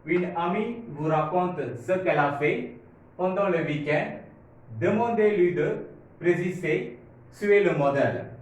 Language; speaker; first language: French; non-native, fluent; Tamil